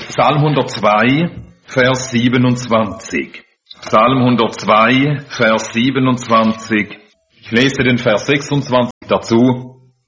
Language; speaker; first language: German; native; German